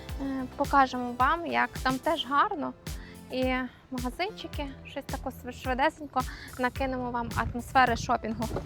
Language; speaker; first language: Ukrainian; native; Ukrainian